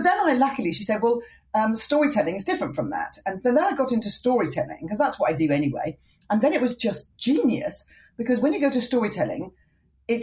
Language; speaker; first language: English; native; English